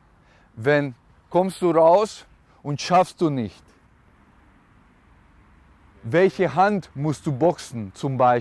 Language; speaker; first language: German; non-native, learner; Hungarian